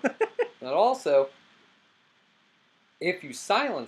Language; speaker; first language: English; native; English